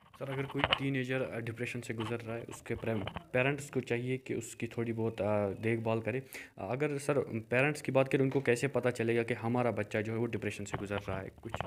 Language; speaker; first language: Hindi; non-native, local second language; Kashmiri